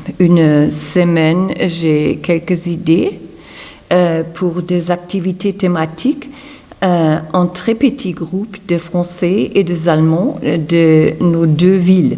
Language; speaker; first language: French; non-native, fluent; German